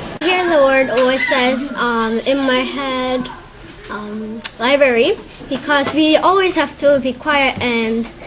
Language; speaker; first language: English; non-native, learner; Korean